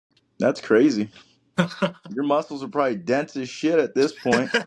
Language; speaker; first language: English; native; English